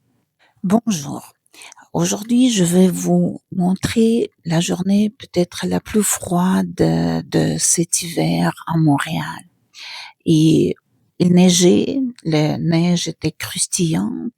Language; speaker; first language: French; non-native, fluent; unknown